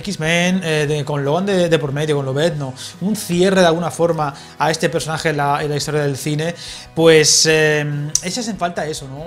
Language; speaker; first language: Spanish; native; Spanish